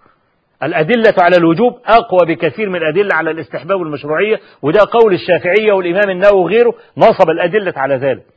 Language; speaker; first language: Arabic; native; Arabic